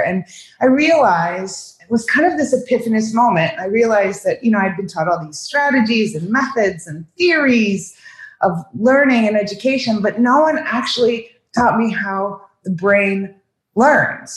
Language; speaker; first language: English; native; English